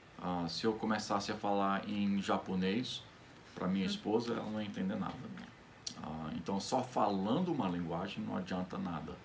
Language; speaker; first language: Portuguese; non-native, fluent; English